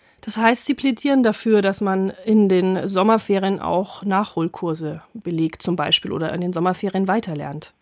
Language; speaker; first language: German; native; German